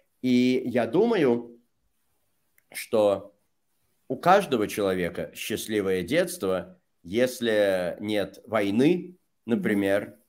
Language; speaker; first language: Russian; native; Russian